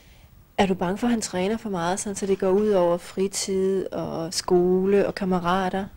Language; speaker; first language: Danish; native; Danish